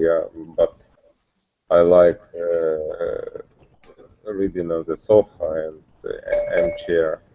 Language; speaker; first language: English; non-native, learner; Russian